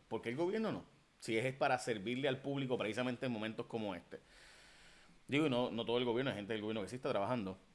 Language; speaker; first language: Spanish; early bilingual, heritage; Spanish